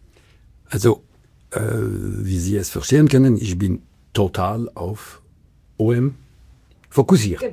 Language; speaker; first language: German; non-native, local second language; French